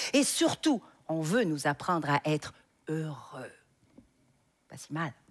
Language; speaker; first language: French; native; French